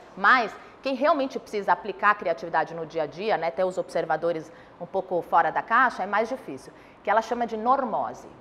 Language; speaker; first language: Portuguese; early bilingual, other home language; Spanish